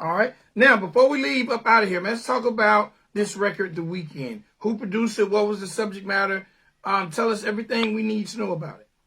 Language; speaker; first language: English; native; English